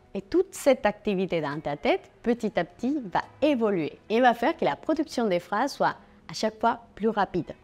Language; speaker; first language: French; non-native, fluent; Spanish